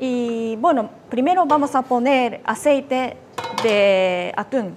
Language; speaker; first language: Spanish; non-native, fluent; Japanese